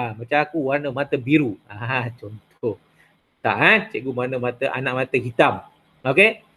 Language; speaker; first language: Malay; non-native, local second language; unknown